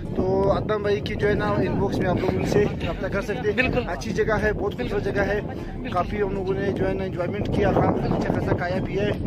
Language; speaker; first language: Urdu; non-native, local second language; Pashto